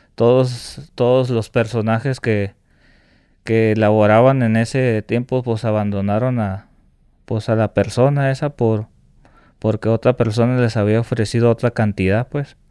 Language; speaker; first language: Spanish; native; Spanish